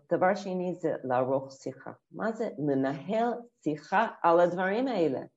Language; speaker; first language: Hebrew; non-native, fluent; English